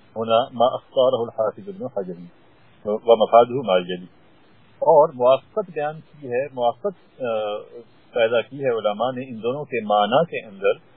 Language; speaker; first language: Urdu; native; Urdu